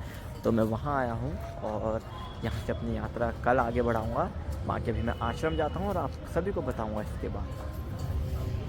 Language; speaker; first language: Hindi; native; Hindi